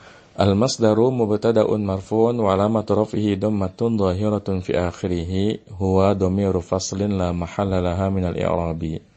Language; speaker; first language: Arabic; non-native, fluent; Indonesian